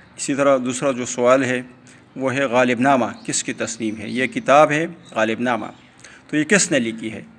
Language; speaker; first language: Urdu; non-native, local second language; Pashto